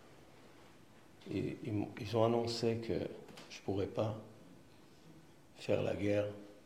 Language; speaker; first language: French; non-native, fluent; Hebrew